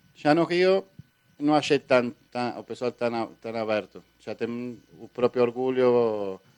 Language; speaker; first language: Portuguese; non-native, fluent; Spanish